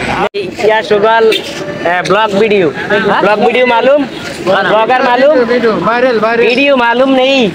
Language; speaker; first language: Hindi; non-native, learner; Bangla